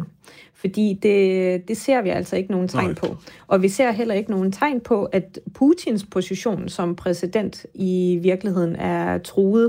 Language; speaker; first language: Danish; native; Danish